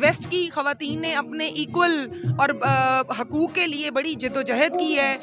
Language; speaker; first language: Urdu; early bilingual, heritage; Urdu